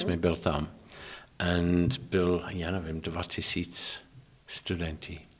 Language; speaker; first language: Czech; non-native, learner; English